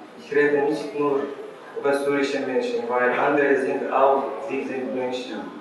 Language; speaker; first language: German; non-native, learner; Arabic